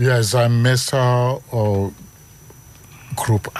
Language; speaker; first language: Dutch; non-native, learner; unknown